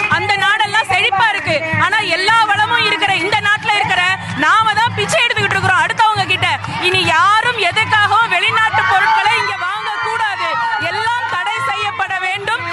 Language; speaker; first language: Tamil; native; Tamil